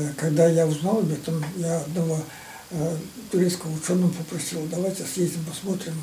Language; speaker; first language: Russian; non-native, local second language; Chuvash